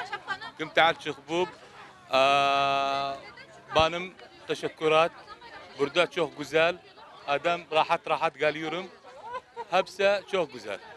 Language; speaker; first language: Turkish; non-native, learner; Arabic